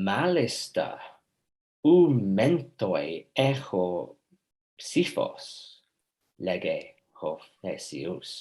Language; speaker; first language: Greek; non-native, fluent; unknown